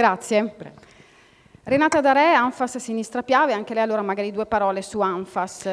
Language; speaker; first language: Italian; native; Italian